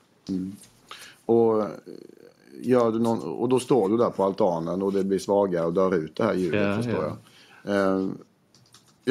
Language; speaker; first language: Swedish; native; Swedish